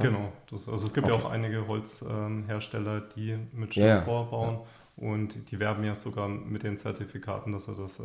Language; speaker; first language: German; native; German